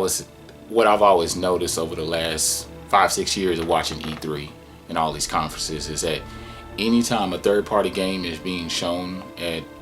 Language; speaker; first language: English; native; English